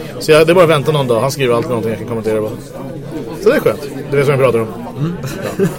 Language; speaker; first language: Swedish; non-native, fluent; English